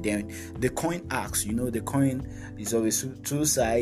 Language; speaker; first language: English; non-native, local second language; Yoruba